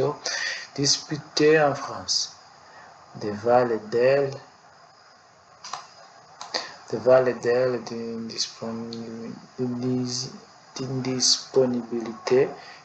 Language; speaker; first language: French; non-native, learner; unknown